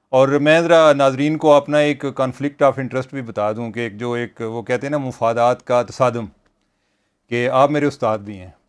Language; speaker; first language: Urdu; non-native, local second language; Punjabi